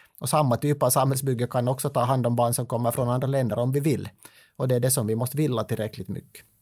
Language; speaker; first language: Swedish; native; Swedish